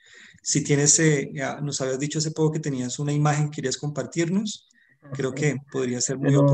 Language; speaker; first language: Spanish; native; Spanish